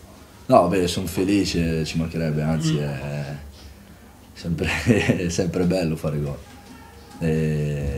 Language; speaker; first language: Italian; native; Italian